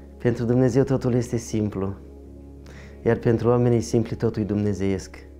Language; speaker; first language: Romanian; native; Romanian